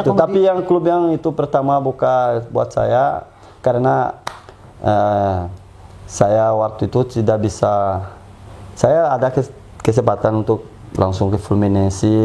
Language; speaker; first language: Indonesian; non-native, fluent; Portuguese